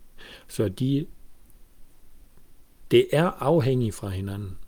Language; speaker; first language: Danish; non-native, fluent; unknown